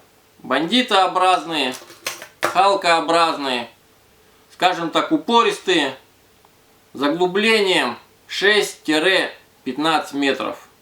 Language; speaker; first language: Russian; native; Russian